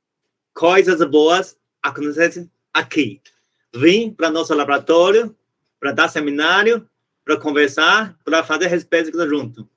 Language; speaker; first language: Portuguese; non-native, fluent; Chinese